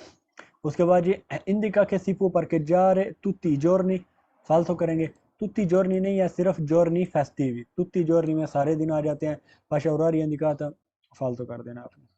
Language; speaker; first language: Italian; non-native, fluent; Urdu